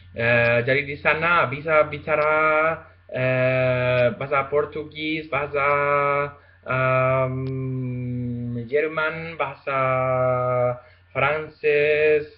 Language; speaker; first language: Indonesian; non-native, learner; Spanish